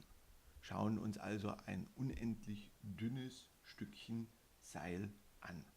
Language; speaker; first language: German; native; German